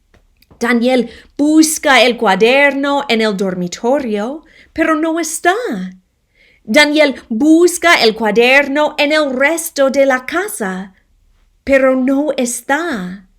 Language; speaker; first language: Spanish; non-native, fluent; English